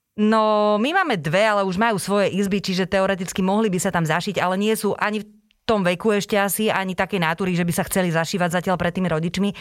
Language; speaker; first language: Slovak; native; Slovak